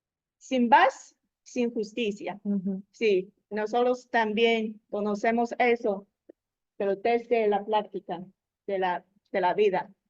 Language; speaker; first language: Spanish; non-native, learner; Chinese